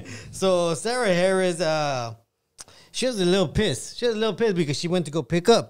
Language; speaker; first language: English; native; English